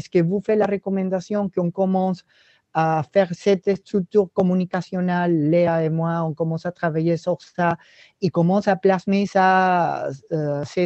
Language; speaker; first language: French; non-native, learner; Spanish